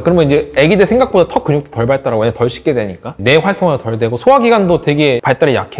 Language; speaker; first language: Korean; native; Korean